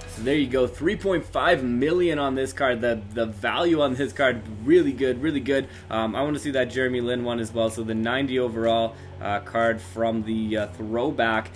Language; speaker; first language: English; native; English